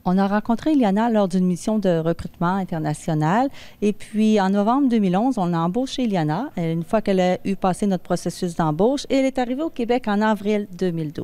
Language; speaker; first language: French; native; French